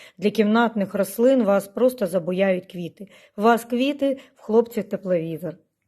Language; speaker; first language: Ukrainian; non-native, local second language; Russian